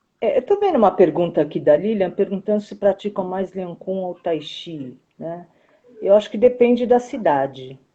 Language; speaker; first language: Portuguese; native; Portuguese